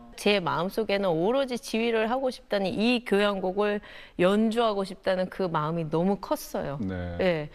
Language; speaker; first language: Korean; native; Korean